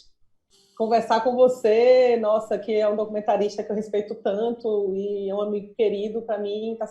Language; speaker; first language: Portuguese; native; Portuguese